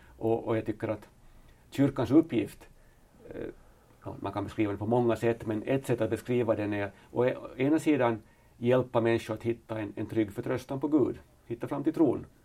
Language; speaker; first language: Swedish; native; Swedish